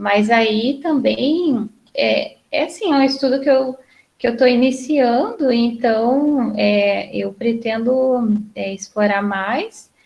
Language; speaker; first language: Portuguese; native; Portuguese